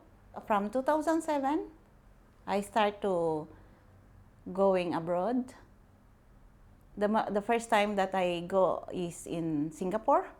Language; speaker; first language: English; non-native, local second language; Filipino